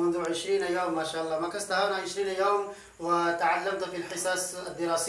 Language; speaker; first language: Arabic; non-native, fluent; Urdu